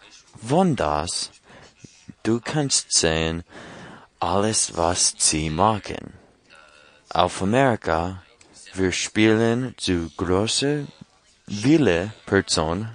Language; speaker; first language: German; non-native, learner; English